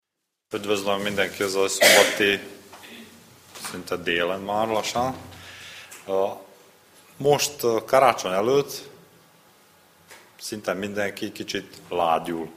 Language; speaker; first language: Hungarian; non-native, learner; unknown